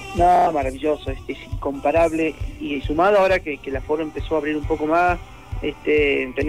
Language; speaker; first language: Spanish; native; Spanish